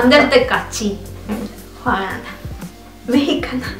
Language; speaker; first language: Korean; non-native, learner; Spanish